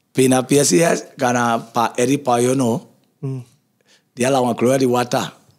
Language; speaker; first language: Indonesian; non-native, fluent; English